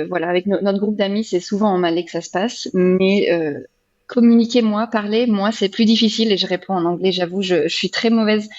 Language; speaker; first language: French; native; French